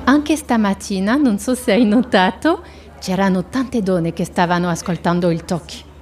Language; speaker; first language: Italian; non-native, fluent; French